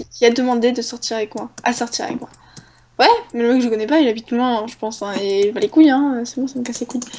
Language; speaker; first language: French; native; French